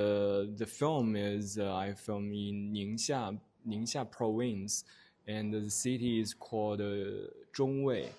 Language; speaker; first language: English; non-native, learner; Chinese